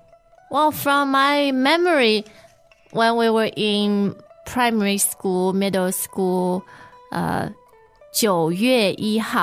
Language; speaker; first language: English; non-native, fluent; Chinese